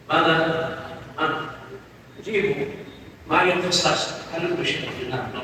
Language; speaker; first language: Arabic; native; Arabic